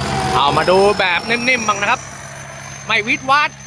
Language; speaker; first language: Thai; native; Thai